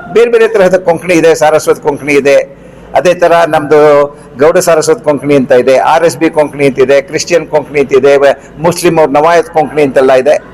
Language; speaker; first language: Kannada; non-native, local second language; Konkani